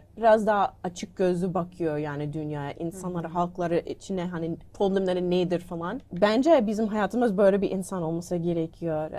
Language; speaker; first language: Turkish; non-native, learner; English